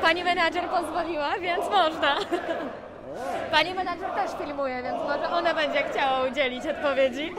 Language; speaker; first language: Polish; non-native, fluent; Russian